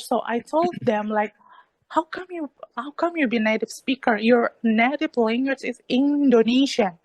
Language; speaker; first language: English; non-native, learner; Indonesian